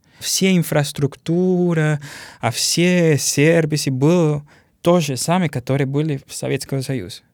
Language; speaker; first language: Russian; non-native, learner; Spanish